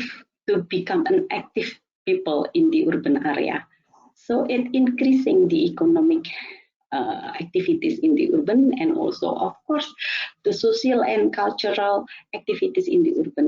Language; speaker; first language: English; non-native, fluent; Indonesian